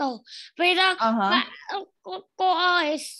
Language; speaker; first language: Spanish; non-native, learner; Vietnamese